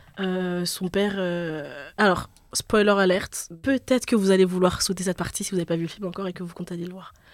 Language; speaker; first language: French; early bilingual, other home language; Bambara